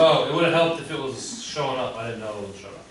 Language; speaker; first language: English; native; English